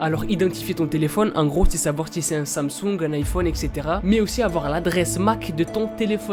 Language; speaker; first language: French; native; French